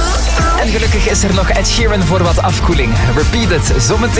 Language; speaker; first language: Dutch; native; Dutch